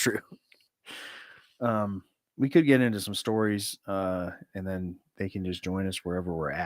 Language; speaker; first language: English; native; English